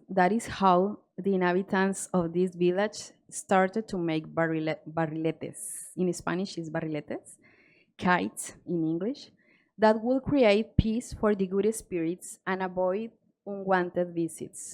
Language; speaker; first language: English; non-native, learner; Spanish